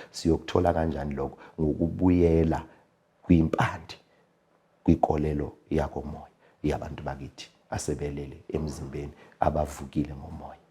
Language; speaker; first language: Zulu; native; Zulu